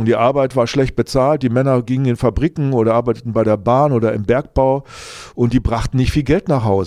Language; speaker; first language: German; native; German